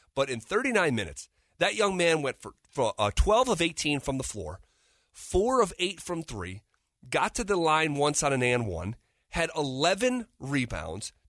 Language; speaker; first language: English; native; English